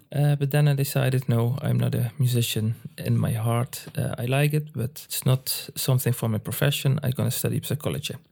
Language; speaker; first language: English; non-native, fluent; Dutch